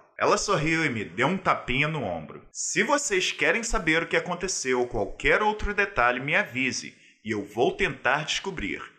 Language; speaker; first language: Portuguese; native; Portuguese